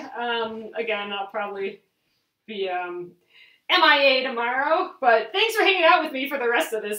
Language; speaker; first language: English; native; English